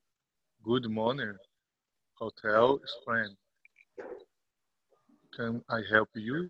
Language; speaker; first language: English; non-native, learner; Portuguese